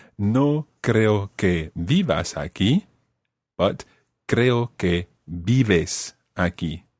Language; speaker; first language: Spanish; non-native, fluent; English